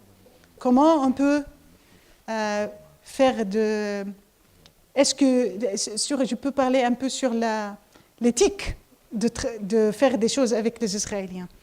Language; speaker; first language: French; non-native, fluent; Arabic